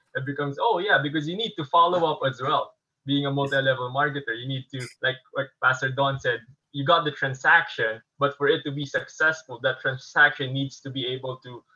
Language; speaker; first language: English; non-native, local second language; Filipino